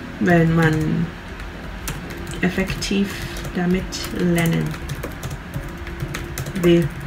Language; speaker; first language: German; non-native, fluent; Vietnamese